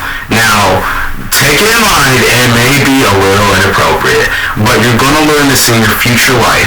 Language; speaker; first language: English; native; English